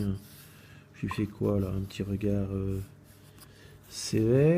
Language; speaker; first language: French; native; French